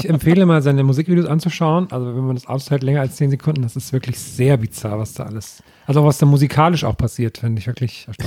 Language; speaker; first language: German; native; German